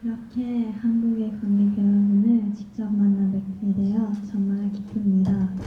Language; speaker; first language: Korean; non-native, learner; Japanese